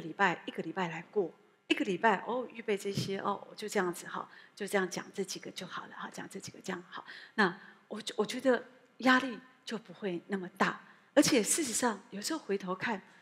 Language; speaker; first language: Chinese; native; Chinese